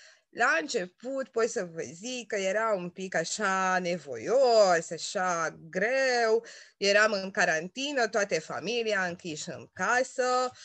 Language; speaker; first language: Romanian; non-native, local second language; Hungarian